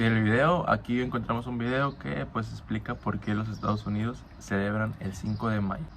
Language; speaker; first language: Spanish; native; Spanish